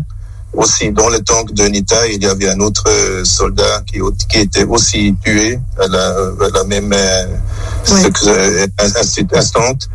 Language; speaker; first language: French; non-native, local second language; German